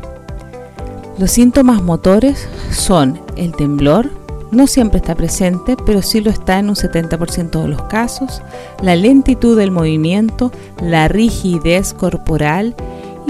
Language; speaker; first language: Spanish; native; Spanish